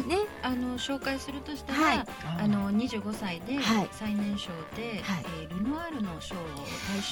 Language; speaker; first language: Japanese; native; Japanese